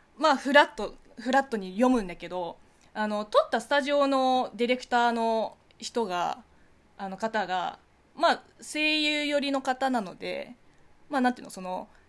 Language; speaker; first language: Japanese; non-native, fluent; Chinese